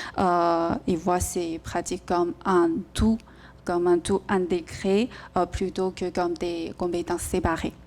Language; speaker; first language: French; non-native, fluent; Chinese